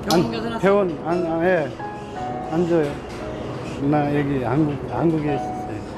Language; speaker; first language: Korean; non-native, learner; Nepali